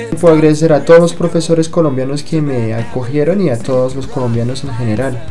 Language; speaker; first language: Spanish; non-native, fluent; French